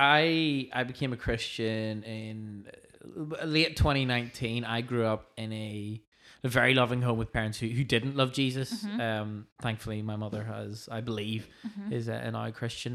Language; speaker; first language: English; native; English